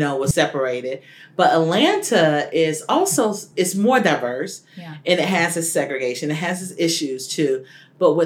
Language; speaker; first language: English; native; English